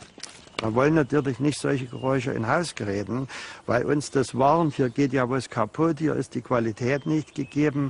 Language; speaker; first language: German; native; German